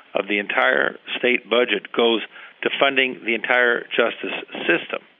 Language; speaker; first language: English; early bilingual, heritage; Spanish